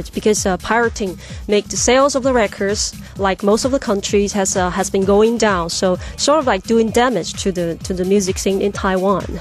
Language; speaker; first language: English; non-native, fluent; Chinese